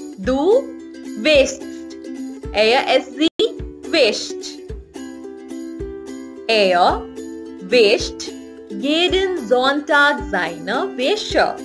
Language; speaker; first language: German; non-native, fluent; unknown